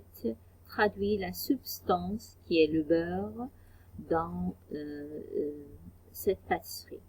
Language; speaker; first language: French; non-native, fluent; Arabic